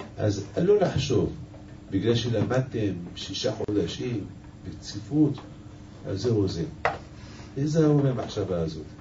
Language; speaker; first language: Hebrew; non-native, fluent; French